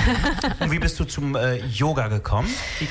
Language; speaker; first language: German; native; German